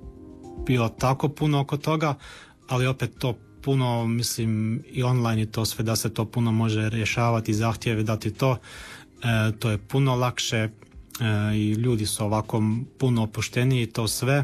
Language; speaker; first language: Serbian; early bilingual, heritage; Serbian